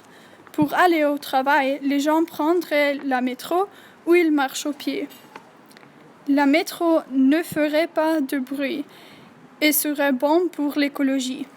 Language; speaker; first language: French; non-native, learner; English